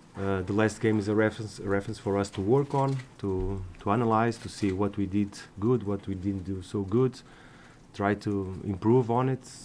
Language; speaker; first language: English; non-native, fluent; Portuguese